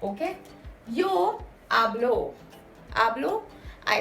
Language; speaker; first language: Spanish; non-native, fluent; Hindi